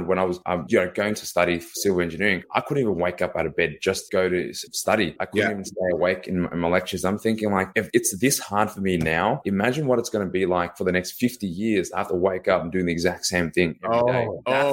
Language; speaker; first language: English; native; English